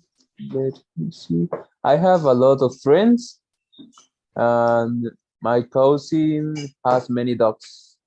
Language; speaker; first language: English; non-native, learner; Spanish